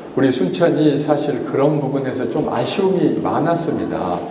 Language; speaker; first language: Korean; native; Korean